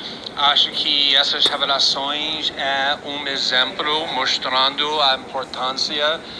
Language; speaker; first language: Portuguese; non-native, fluent; English